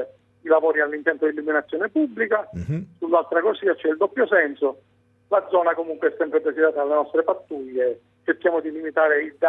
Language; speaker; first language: Italian; native; Italian